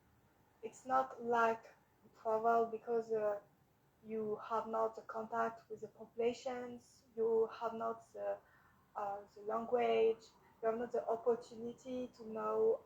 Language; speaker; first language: English; non-native, learner; French